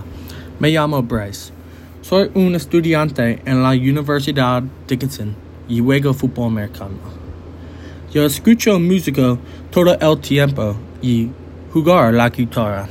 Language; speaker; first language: Spanish; non-native, learner; English